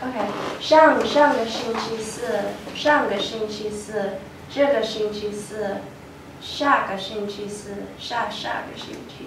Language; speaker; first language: Chinese; non-native, learner; English